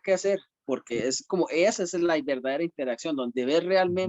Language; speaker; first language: Spanish; native; Spanish